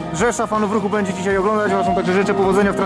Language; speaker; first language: Polish; native; Polish